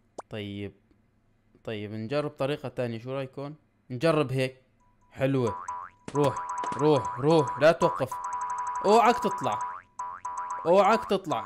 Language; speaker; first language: Arabic; native; Arabic